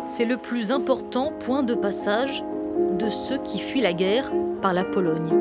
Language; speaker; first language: French; native; French